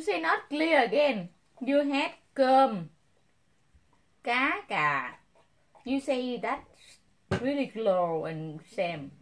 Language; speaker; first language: English; non-native, learner; Vietnamese